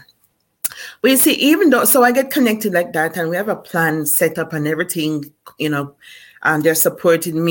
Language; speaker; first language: English; non-native, local second language; Jamaican Creole English